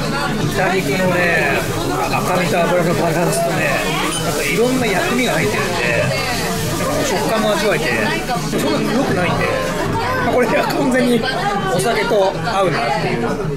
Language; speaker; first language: Japanese; native; Japanese